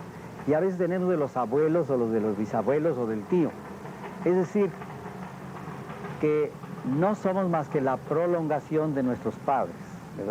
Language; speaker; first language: Spanish; native; Spanish